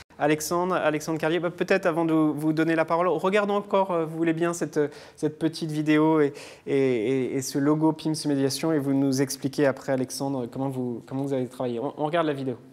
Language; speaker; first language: French; native; French